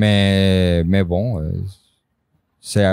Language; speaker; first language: French; non-native, fluent; Spanish